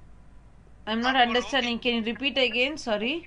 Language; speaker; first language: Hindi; non-native, local second language; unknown